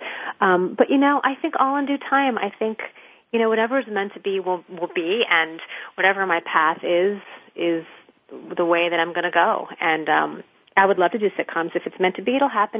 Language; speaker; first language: English; native; English